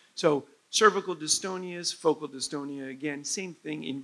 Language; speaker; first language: English; native; English